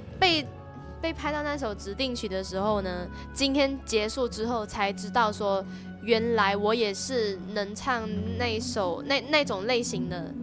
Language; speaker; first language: Chinese; native; Chinese